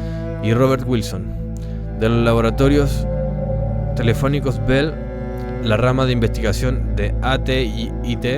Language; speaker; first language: Spanish; native; Spanish